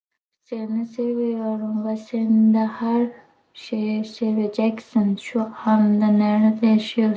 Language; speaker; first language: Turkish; non-native, learner; Uzbek